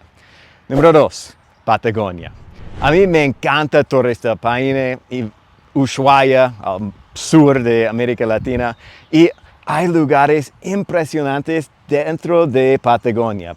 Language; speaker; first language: Spanish; non-native, fluent; English